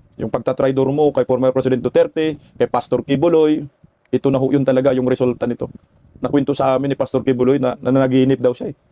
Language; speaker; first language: Filipino; non-native, local second language; Cebuano